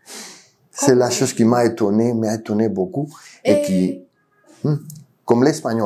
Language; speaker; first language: French; non-native, fluent; Spanish